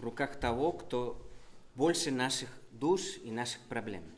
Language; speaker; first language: Russian; non-native, fluent; Spanish